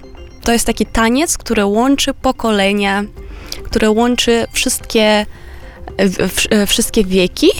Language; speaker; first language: Polish; non-native, fluent; Romanian